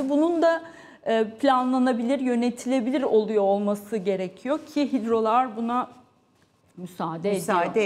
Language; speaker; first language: Turkish; native; Turkish